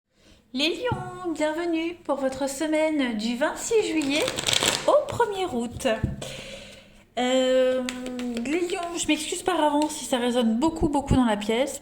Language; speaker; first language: French; native; French